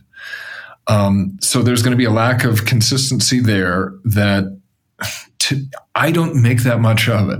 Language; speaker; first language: English; native; English